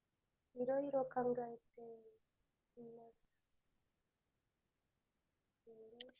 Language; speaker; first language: Japanese; non-native, learner; Indonesian